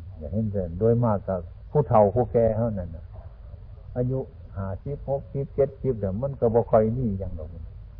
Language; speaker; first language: Thai; non-native, local second language; Northeastern Thai